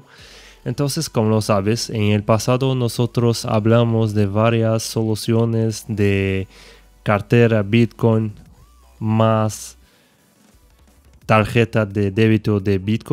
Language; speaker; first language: Spanish; non-native, fluent; Portuguese